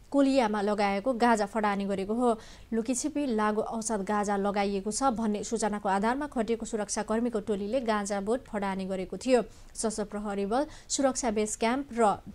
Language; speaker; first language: Nepali; non-native, local second language; Maithili